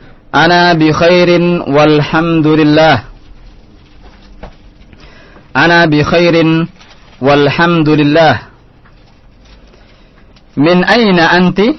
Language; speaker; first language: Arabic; non-native, fluent; Indonesian